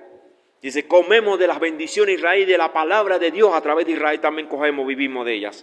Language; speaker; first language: Spanish; native; Spanish